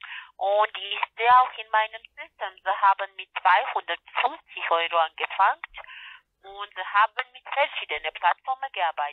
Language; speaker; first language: German; non-native, learner; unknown